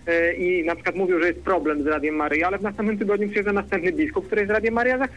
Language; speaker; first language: Polish; native; Polish